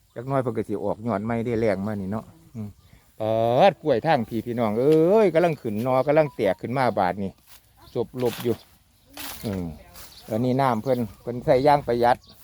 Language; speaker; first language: Thai; native; Thai